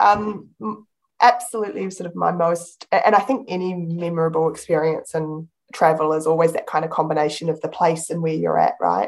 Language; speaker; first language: English; native; English